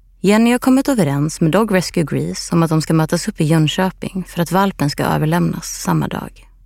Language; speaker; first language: Swedish; native; Swedish